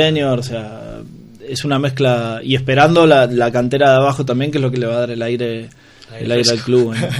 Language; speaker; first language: Spanish; native; Spanish